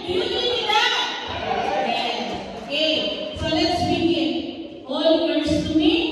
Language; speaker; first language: English; non-native, local second language; Cebuano